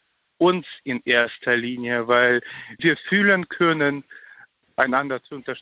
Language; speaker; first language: German; non-native, fluent; Ukrainian